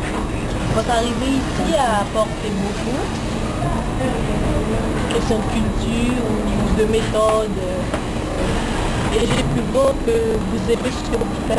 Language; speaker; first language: French; non-native, local second language; Haitian Creole